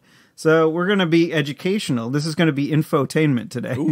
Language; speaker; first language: English; native; English